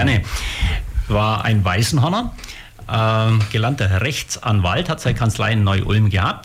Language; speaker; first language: German; native; German